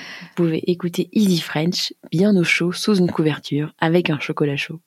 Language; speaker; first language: French; native; French